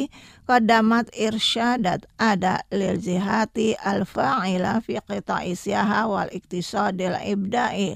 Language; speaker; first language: Arabic; non-native, fluent; Indonesian